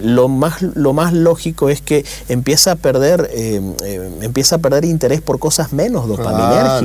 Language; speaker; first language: Spanish; native; Spanish